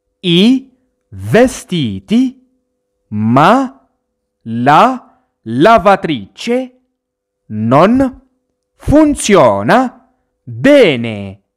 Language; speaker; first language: Italian; non-native, fluent; Arabic